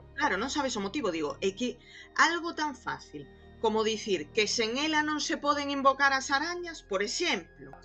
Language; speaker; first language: Galician; non-native, local second language; Spanish